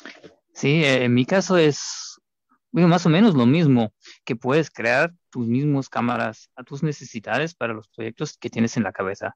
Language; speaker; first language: Spanish; non-native, fluent; German